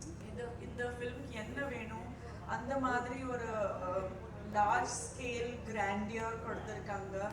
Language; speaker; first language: Tamil; non-native, fluent; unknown